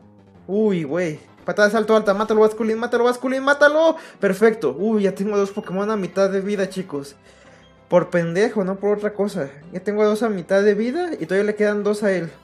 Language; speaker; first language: Spanish; native; Spanish